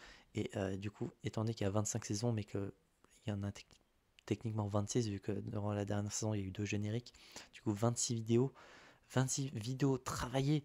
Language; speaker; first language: French; native; French